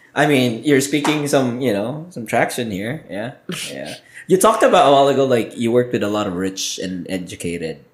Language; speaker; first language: English; non-native, local second language; Filipino